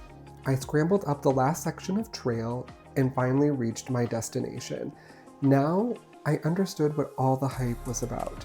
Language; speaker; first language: English; native; English